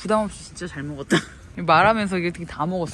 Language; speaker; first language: Korean; native; Korean